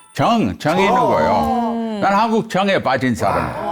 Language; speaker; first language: Korean; non-native, fluent; English